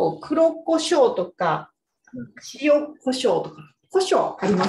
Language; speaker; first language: Japanese; native; Japanese